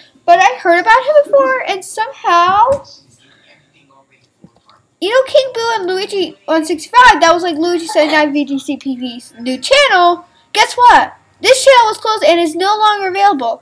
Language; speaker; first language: English; native; English